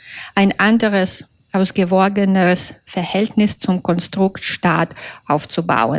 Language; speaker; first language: German; non-native, fluent; Russian